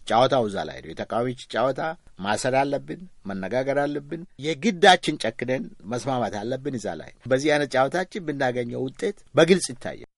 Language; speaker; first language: Amharic; non-native, local second language; Oromo